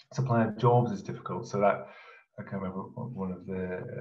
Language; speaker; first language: English; native; English